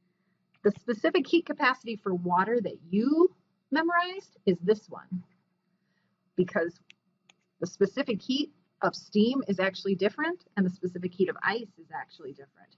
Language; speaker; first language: English; native; English